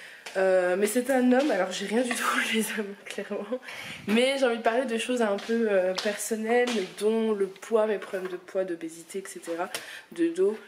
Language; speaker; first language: French; native; French